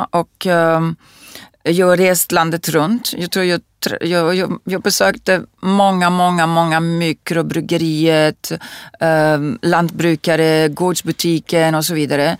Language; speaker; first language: Swedish; non-native, fluent; Italian